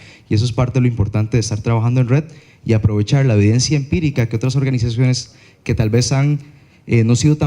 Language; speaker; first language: Spanish; native; Spanish